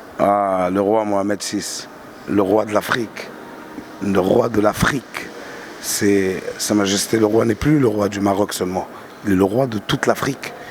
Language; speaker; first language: French; non-native, local second language; Arabic